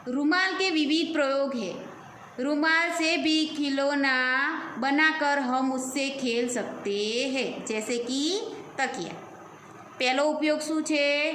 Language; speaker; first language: Hindi; non-native, local second language; Gujarati